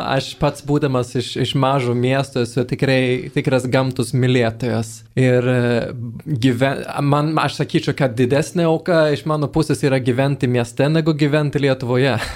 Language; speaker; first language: Lithuanian; non-native, fluent; Swedish